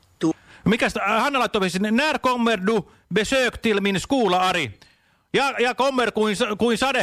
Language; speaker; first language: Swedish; non-native, learner; Finnish